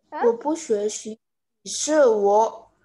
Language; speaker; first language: Chinese; non-native, learner; Indonesian